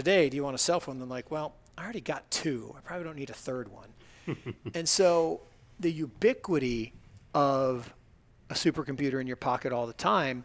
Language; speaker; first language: English; native; English